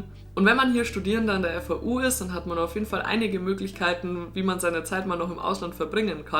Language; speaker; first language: German; native; German